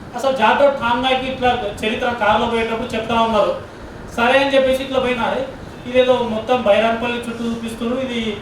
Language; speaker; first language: Telugu; non-native, local second language; Lambadi